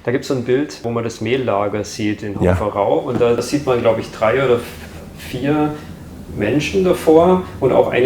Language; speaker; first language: German; native; German